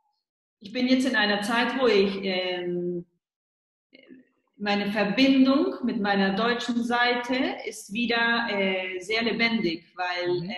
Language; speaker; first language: German; early bilingual, heritage; Spanish